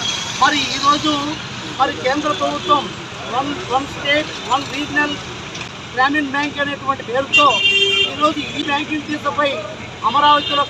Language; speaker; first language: Telugu; native; Telugu